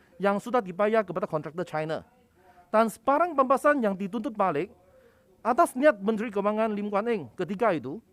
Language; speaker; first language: Malay; non-native, local second language; Cantonese